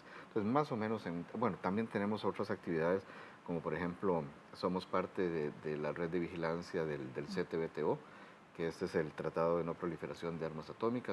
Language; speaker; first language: Spanish; native; Spanish